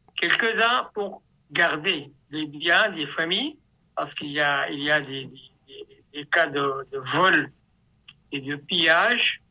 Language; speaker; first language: French; non-native, fluent; Arabic